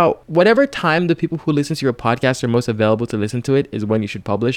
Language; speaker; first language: English; non-native, local second language; Yoruba